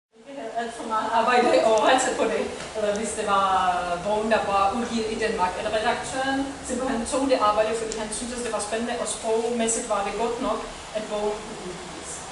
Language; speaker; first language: Danish; non-native, fluent; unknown